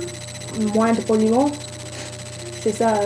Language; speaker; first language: French; non-native, learner; English